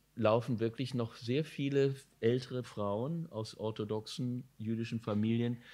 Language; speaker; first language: German; native; German